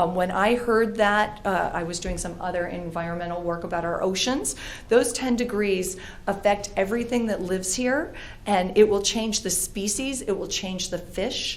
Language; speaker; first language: English; native; English